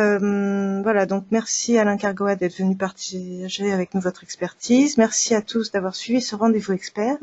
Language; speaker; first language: French; native; French